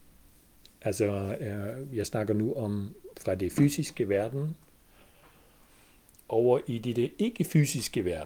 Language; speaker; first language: Danish; non-native, fluent; German